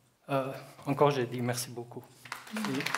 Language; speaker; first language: French; non-native, learner; Kurdish